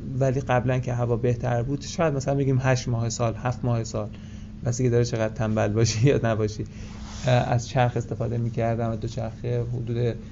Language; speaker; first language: Persian; native; Persian